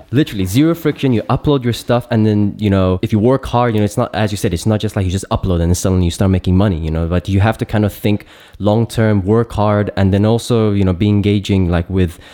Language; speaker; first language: English; non-native, fluent; Greek